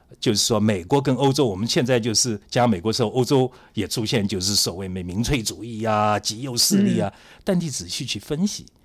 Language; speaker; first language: Chinese; native; Chinese